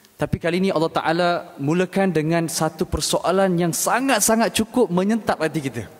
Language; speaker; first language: Malay; native; Malay